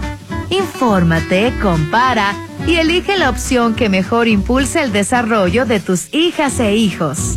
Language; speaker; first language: Spanish; native; Spanish